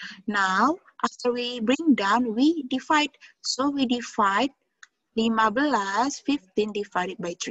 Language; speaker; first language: English; non-native, fluent; Indonesian